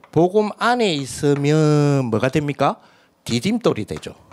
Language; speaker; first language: Korean; native; Korean